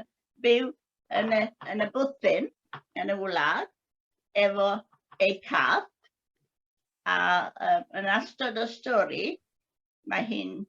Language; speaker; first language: Welsh; non-native, learner; English